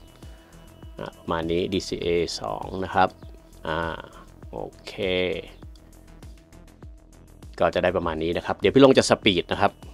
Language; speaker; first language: Thai; native; Thai